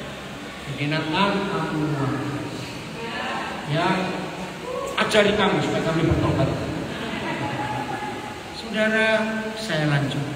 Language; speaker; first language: Indonesian; native; Indonesian